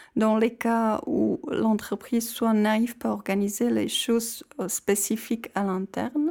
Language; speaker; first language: French; non-native, fluent; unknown